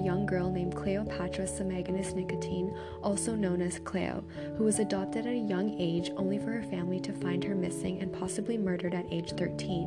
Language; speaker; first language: English; native; English